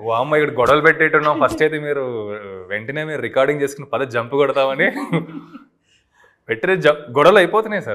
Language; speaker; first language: Telugu; native; Telugu